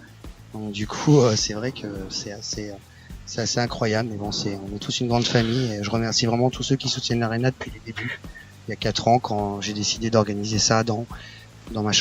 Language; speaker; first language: French; native; French